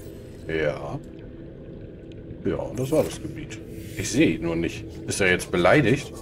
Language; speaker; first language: German; native; German